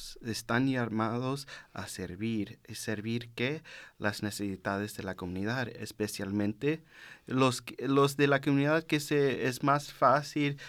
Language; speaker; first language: Spanish; early bilingual, heritage; Spanish